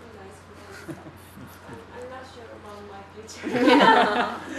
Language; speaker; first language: English; non-native, learner; Korean